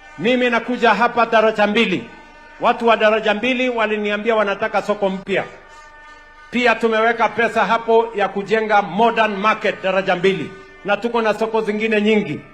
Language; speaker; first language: Swahili; non-native, local second language; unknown